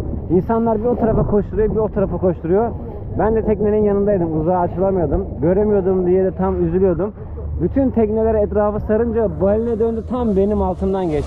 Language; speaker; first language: Turkish; native; Turkish